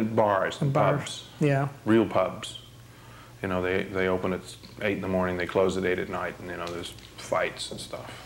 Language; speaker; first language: English; native; English